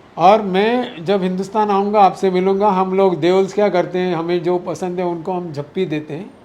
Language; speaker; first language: Hindi; non-native, local second language; Marathi